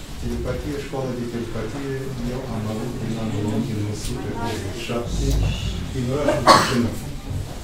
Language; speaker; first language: Romanian; non-native, local second language; Russian